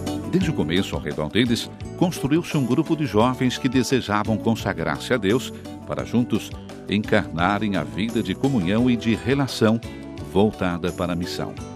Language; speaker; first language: Portuguese; native; Portuguese